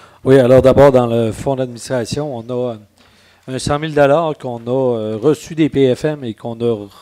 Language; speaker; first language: French; native; French